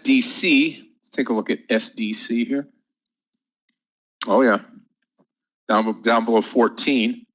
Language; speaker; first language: English; native; English